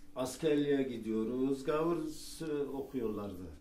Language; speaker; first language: Turkish; non-native, local second language; Turoyo